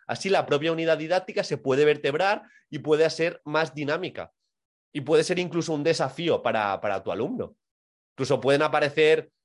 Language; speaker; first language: Spanish; native; Spanish